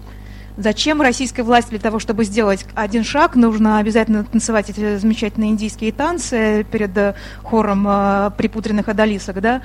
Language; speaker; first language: Russian; native; Russian